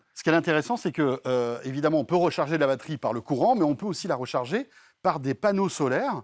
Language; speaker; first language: French; native; French